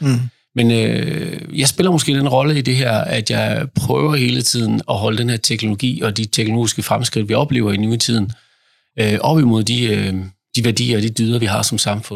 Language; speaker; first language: Danish; native; Danish